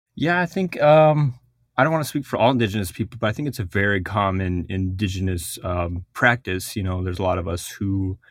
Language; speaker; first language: English; early bilingual, other home language; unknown